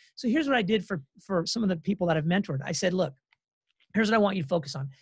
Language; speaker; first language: English; native; English